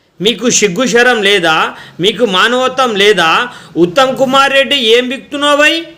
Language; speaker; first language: Telugu; non-native, local second language; Lambadi